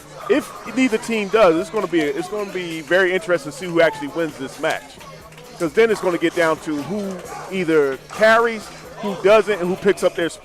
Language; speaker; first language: English; native; English